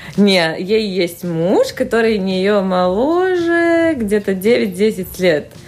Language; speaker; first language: Russian; non-native, local second language; Latvian